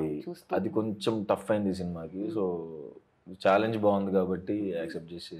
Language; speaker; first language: Telugu; native; Telugu